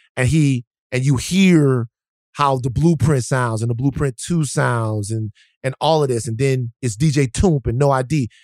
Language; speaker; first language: English; native; English